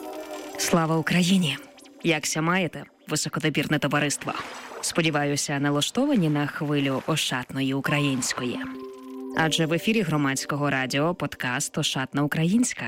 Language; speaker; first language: Ukrainian; native; Ukrainian